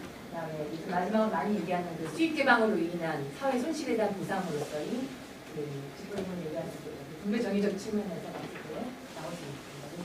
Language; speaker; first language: Korean; native; Korean